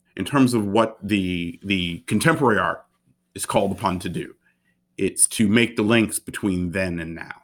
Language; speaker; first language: English; native; English